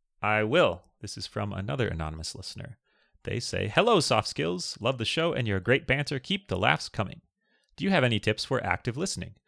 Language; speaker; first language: English; native; English